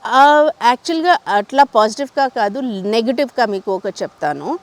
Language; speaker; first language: Telugu; non-native, local second language; Hindi